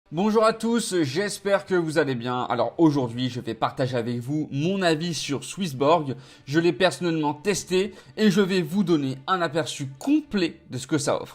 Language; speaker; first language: French; native; French